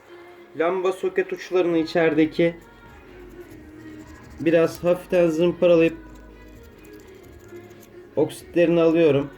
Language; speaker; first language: Turkish; native; Turkish